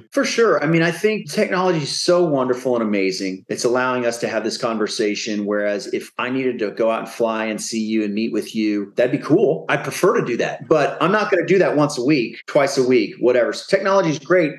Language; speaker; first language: English; native; English